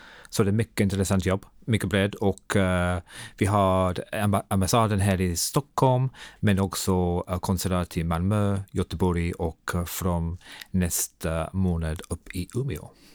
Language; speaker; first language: Swedish; non-native, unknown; English